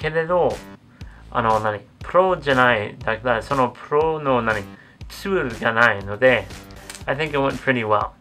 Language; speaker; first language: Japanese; non-native, learner; English